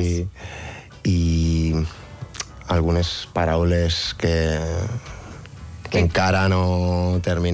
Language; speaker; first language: Catalan; non-native, learner; Spanish